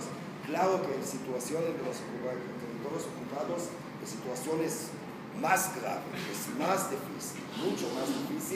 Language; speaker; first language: Spanish; non-native, fluent; Hebrew